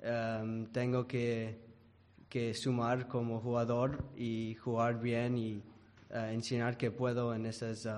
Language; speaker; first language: Spanish; early bilingual, heritage; English